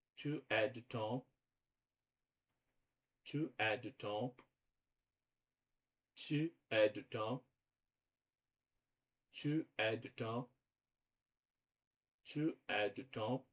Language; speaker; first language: French; non-native, learner; Portuguese